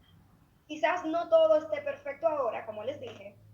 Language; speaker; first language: Spanish; native; Spanish